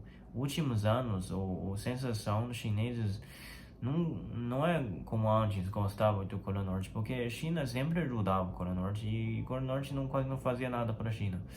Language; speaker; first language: Portuguese; non-native, fluent; Chinese